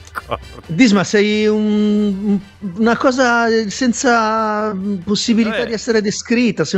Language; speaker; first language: Italian; native; Italian